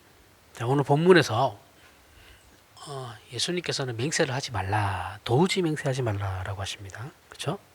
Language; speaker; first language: Korean; native; Korean